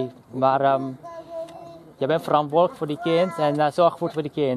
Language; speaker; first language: Dutch; non-native, local second language; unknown